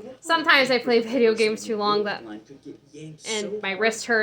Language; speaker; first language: English; native; English